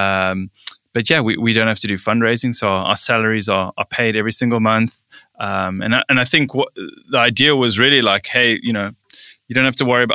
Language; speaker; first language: English; native; English